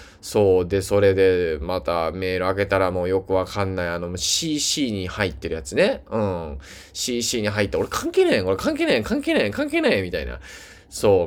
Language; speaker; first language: Japanese; native; Japanese